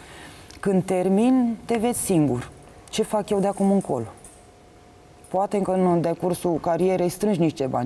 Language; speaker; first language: Romanian; native; Romanian